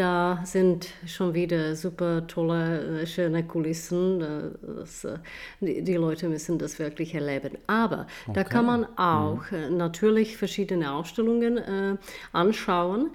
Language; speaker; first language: German; non-native, fluent; Czech